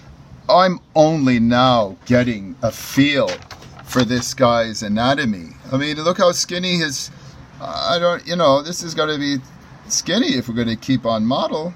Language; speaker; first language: English; native; English